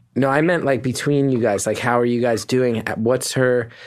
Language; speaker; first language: English; native; English